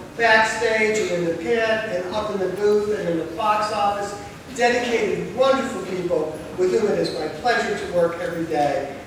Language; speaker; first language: English; native; English